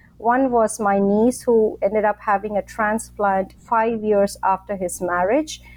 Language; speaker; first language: English; non-native, local second language; Tamil